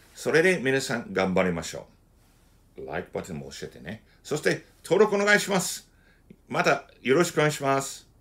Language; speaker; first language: Japanese; non-native, fluent; English